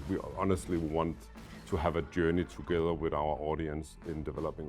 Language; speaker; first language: English; non-native, fluent; Danish